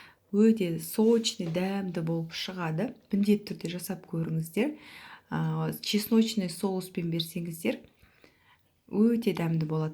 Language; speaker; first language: Kazakh; native; Kazakh